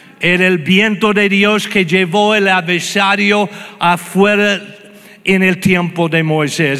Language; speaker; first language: Spanish; non-native, fluent; English